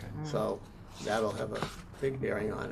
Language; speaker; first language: English; native; English